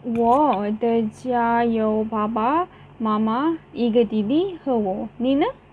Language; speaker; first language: Chinese; non-native, learner; Malay